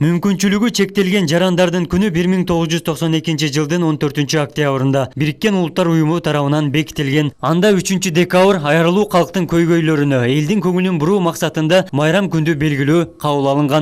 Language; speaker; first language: Kyrgyz; native; Kyrgyz